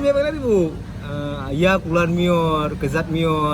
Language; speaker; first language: Turkish; non-native, learner; Indonesian